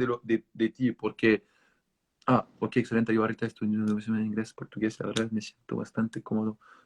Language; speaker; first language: Spanish; non-native, fluent; French